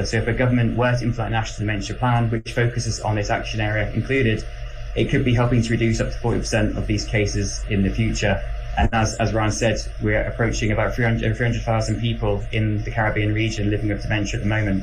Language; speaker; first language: English; native; English